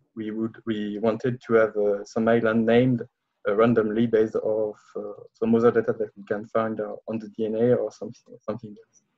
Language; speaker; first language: English; non-native, learner; French